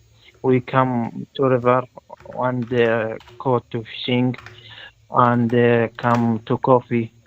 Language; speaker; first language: English; non-native, learner; Arabic